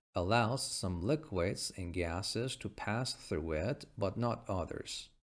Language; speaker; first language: English; non-native, fluent; Persian